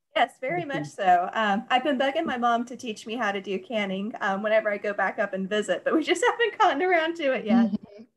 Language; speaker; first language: English; native; English